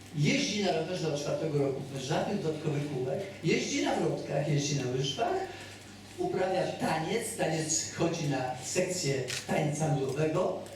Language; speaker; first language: Polish; native; Polish